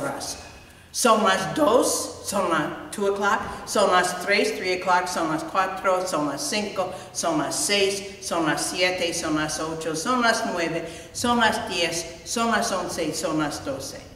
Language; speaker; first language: Spanish; non-native, fluent; English